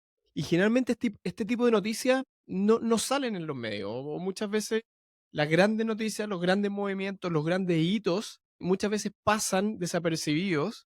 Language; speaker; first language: Spanish; native; Spanish